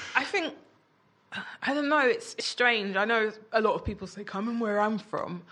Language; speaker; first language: English; native; English